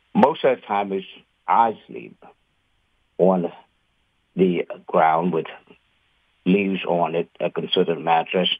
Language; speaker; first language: English; non-native, fluent; Khmer